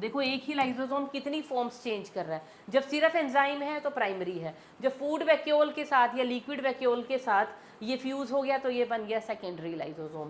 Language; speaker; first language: Hindi; native; Hindi